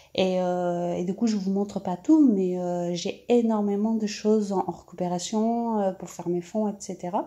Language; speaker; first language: French; native; French